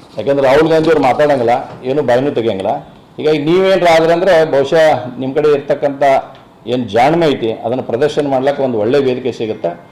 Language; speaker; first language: Kannada; native; Kannada